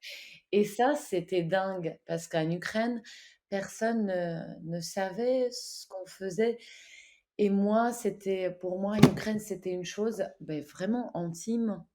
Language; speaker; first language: French; non-native, fluent; Ukrainian